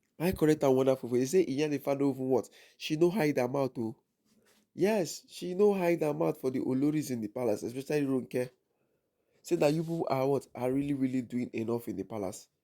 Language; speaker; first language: Nigerian Pidgin; non-native, local second language; Yoruba